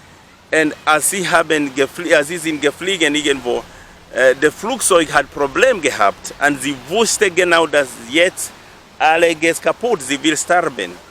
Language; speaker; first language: German; non-native, learner; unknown